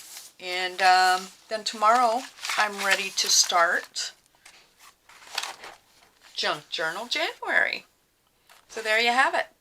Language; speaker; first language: English; native; English